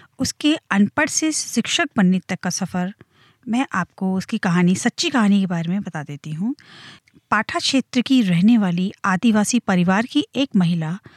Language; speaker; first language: Hindi; native; Hindi